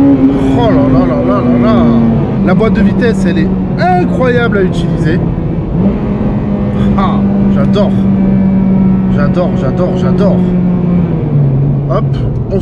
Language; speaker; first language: French; native; French